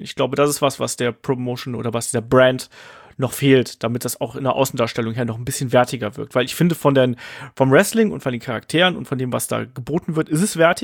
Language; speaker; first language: German; native; German